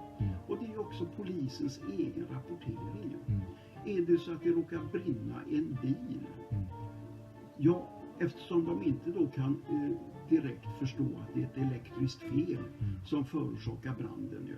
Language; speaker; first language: Swedish; native; Swedish